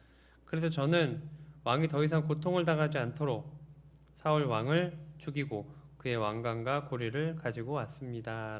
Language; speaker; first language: Korean; native; Korean